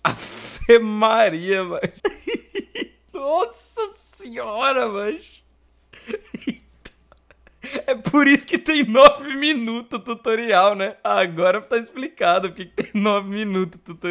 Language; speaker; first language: Portuguese; native; Portuguese